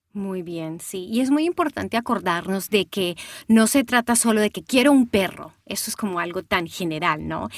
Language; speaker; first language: Spanish; early bilingual, heritage; Spanish